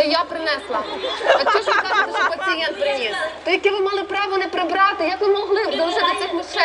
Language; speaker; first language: Ukrainian; native; Ukrainian